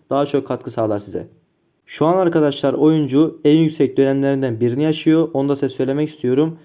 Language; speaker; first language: Turkish; native; Turkish